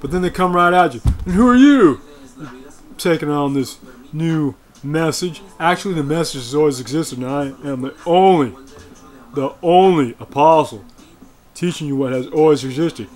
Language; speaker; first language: English; native; English